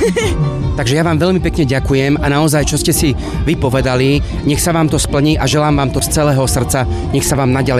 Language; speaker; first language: Slovak; native; Slovak